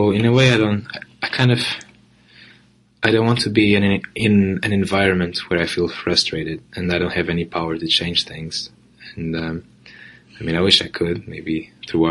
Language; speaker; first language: English; non-native, fluent; Portuguese